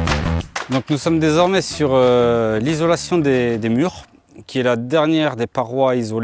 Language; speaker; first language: French; native; French